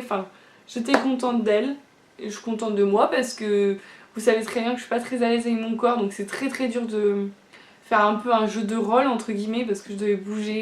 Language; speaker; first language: French; native; French